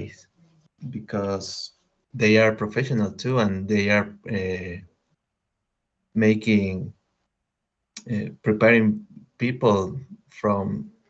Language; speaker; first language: English; non-native, learner; Spanish